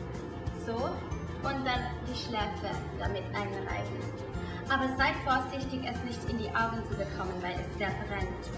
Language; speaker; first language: German; non-native, fluent; Thai